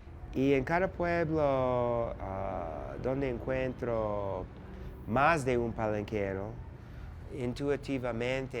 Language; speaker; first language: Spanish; non-native, fluent; English